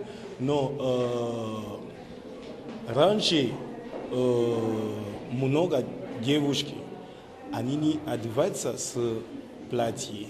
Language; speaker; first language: Russian; non-native, learner; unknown